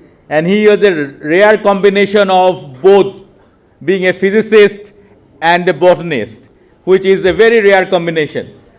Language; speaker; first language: English; non-native, local second language; Bangla